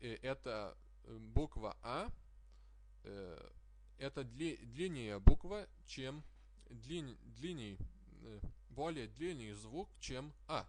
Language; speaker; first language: Russian; non-native, fluent; Lithuanian